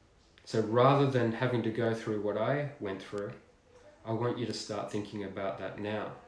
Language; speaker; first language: English; native; English